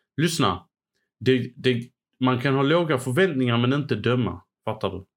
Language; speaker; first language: Swedish; early bilingual, other home language; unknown